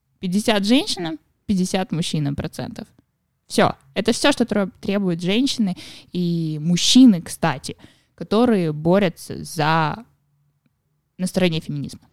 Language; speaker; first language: Russian; native; Russian